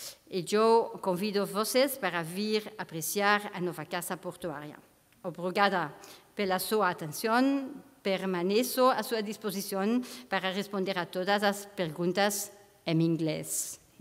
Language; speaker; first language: Portuguese; non-native, learner; Dutch